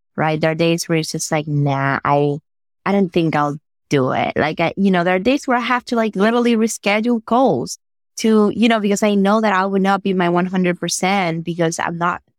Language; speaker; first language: English; non-native, fluent; Spanish